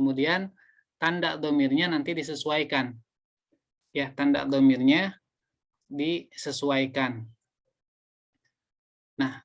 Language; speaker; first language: Indonesian; native; Indonesian